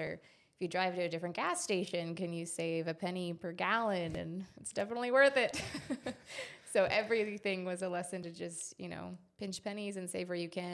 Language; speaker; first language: English; native; English